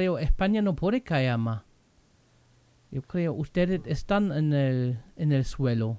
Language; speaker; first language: Spanish; non-native, fluent; German